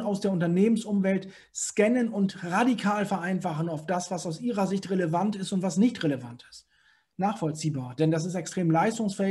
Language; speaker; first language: German; native; German